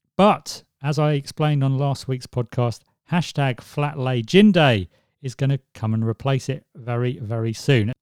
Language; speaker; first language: English; native; English